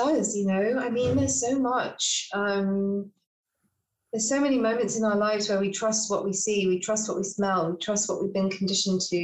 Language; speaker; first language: English; native; English